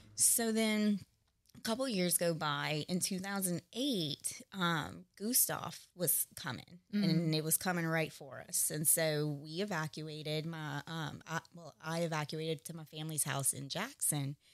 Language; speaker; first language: English; native; English